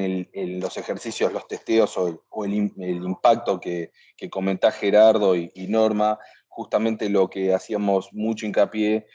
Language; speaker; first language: Spanish; native; Spanish